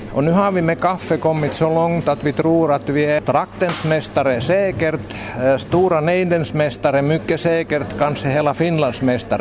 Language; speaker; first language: Swedish; non-native, local second language; Finnish